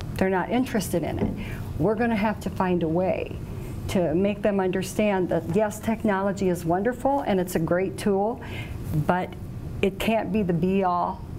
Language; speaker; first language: English; native; English